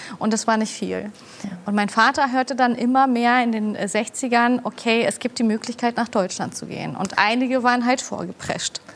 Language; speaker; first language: German; early bilingual, other home language; Turkish